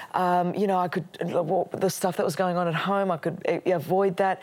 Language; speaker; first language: English; non-native, local second language; Greek